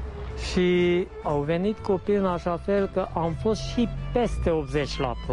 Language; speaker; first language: Romanian; non-native, local second language; Hungarian